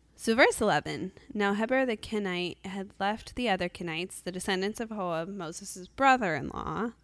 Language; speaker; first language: English; native; English